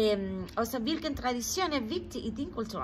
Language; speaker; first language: Danish; non-native, learner; Spanish